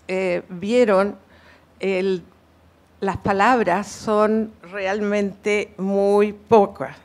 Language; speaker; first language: Spanish; native; Spanish